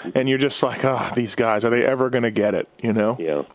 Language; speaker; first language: English; native; English